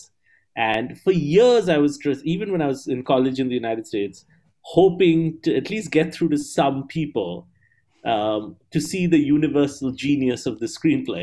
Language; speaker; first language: English; non-native, local second language; Bangla